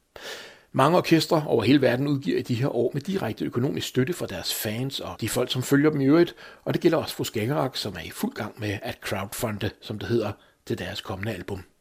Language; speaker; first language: Danish; native; Danish